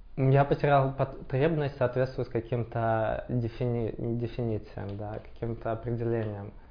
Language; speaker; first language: Russian; native; Russian